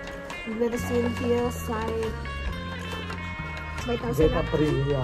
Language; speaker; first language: German; non-native, learner; Filipino